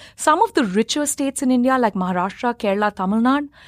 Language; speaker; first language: English; non-native, local second language; Hindi